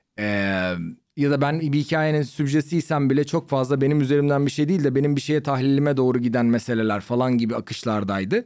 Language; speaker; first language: Turkish; native; Turkish